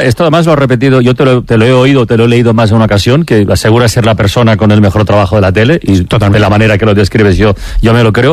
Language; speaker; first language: Spanish; native; Spanish